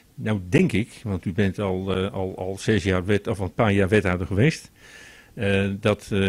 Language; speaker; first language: Dutch; native; Dutch